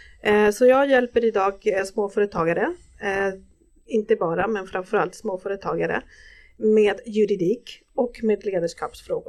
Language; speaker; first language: Swedish; non-native, fluent; Spanish